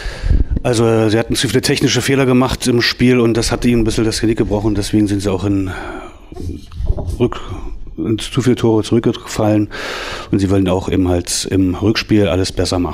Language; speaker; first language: German; native; German